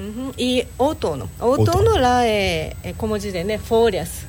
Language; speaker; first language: Portuguese; non-native, learner; Japanese